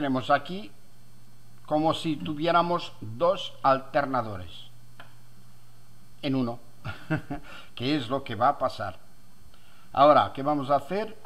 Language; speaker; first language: Spanish; non-native, fluent; Portuguese